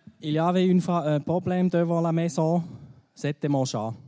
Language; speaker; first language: French; non-native, fluent; German